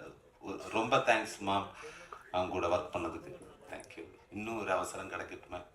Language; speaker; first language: Tamil; non-native, learner; Malayalam